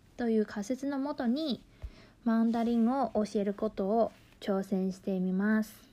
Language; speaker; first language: Japanese; non-native, fluent; Chinese